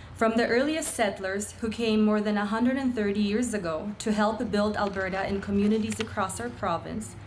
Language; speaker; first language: English; early bilingual, other home language; Polish